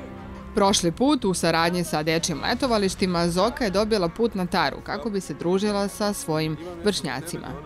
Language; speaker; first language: Serbian; native; Serbian